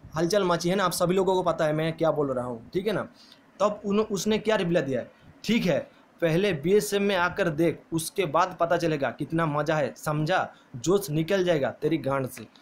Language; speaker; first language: Hindi; non-native, local second language; Bangla